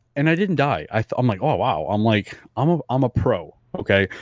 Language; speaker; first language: English; early bilingual, other home language; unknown